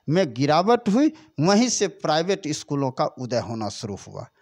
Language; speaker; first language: Hindi; native; Hindi